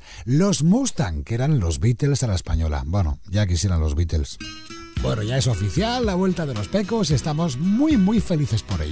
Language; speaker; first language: Spanish; native; Spanish